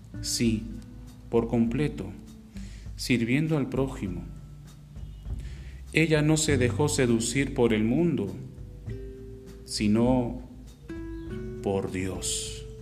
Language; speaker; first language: Spanish; native; Spanish